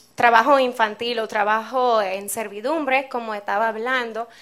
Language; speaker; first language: Spanish; non-native, fluent; English